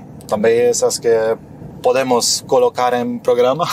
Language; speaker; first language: Portuguese; non-native, fluent; Polish